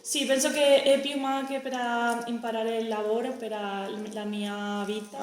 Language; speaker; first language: Italian; non-native, learner; Spanish